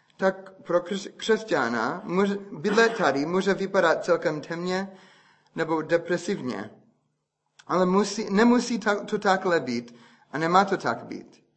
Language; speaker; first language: Czech; non-native, fluent; English